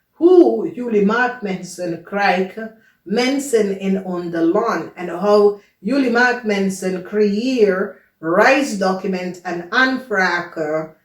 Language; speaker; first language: Dutch; non-native, fluent; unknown